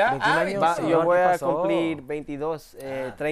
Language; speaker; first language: Spanish; early bilingual, heritage; English